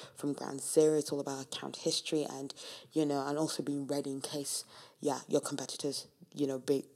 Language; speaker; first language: English; non-native, local second language; Yoruba